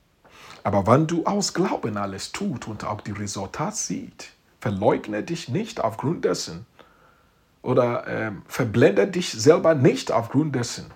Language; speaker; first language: German; non-native, fluent; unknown